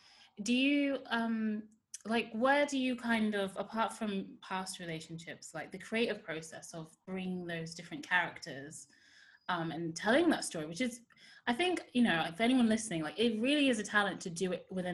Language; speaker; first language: English; native; English